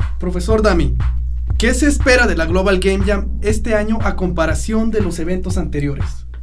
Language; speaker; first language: Spanish; native; Spanish